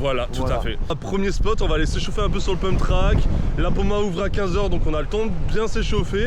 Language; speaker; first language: French; native; French